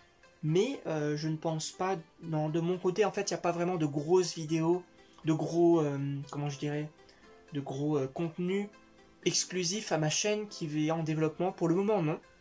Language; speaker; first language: French; native; French